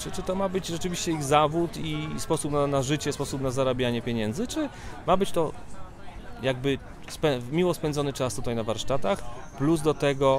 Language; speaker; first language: Polish; native; Polish